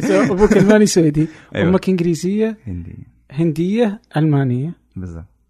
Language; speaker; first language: Arabic; native; Arabic